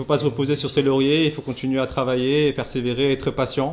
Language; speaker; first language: French; native; French